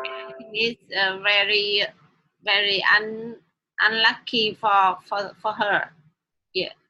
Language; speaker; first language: English; non-native, learner; Vietnamese